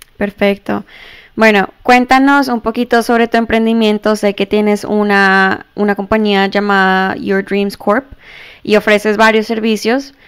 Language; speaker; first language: Spanish; early bilingual, heritage; Spanish